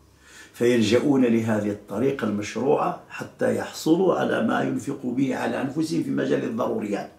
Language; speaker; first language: Arabic; native; Arabic